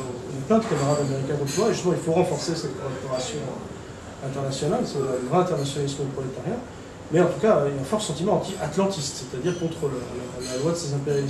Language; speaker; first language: French; native; French